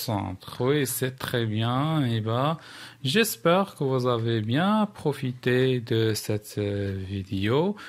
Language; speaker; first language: French; non-native, local second language; Arabic